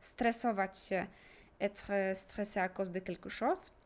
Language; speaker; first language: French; non-native, fluent; Polish